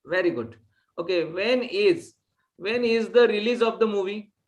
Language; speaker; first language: English; non-native, fluent; Marathi